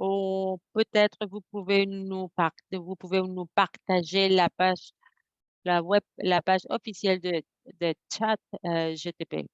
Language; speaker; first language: French; non-native, fluent; Spanish